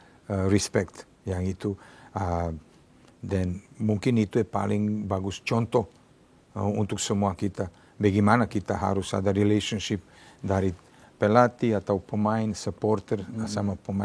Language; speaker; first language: Indonesian; non-native, fluent; Serbian